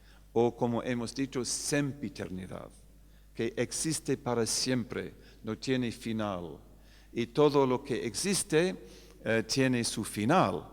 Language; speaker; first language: Spanish; non-native, fluent; English